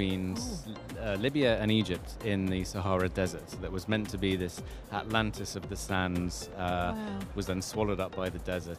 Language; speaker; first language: English; native; English